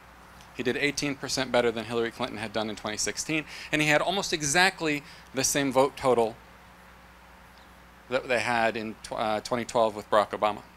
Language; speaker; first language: English; native; English